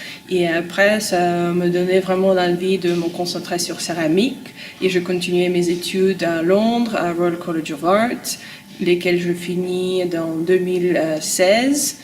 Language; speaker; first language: French; non-native, fluent; Russian